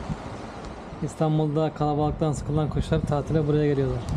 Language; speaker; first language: Turkish; native; Turkish